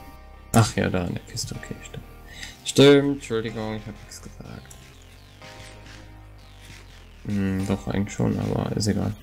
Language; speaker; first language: German; native; German